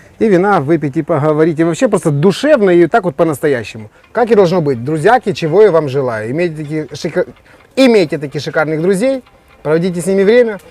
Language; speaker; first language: Russian; native; Russian